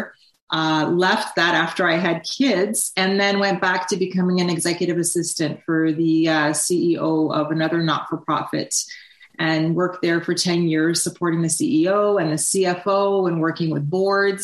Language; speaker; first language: English; native; English